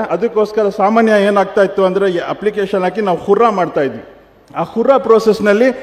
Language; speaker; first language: Kannada; non-native, local second language; Urdu